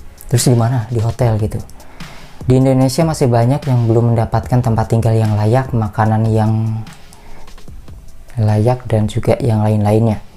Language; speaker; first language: Indonesian; native; Indonesian